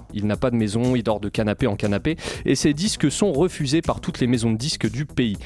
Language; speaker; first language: French; native; French